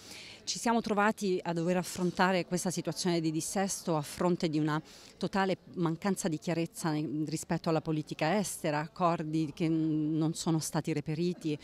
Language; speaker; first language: Italian; native; Italian